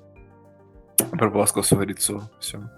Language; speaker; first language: Russian; early bilingual, heritage; Russian